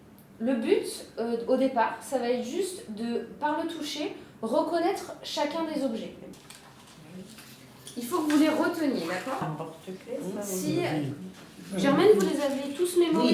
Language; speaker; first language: French; native; French